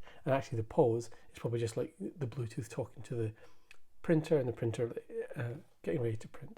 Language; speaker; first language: English; native; English